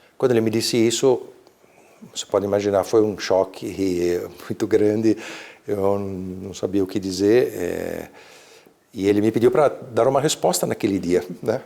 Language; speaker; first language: Portuguese; early bilingual, other home language; Italian